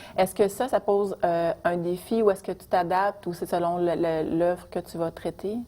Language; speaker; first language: French; native; French